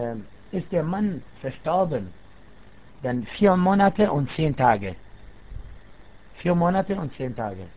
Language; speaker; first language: German; non-native, fluent; Arabic